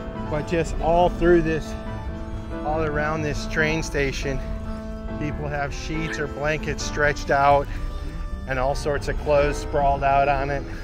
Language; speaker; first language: English; native; English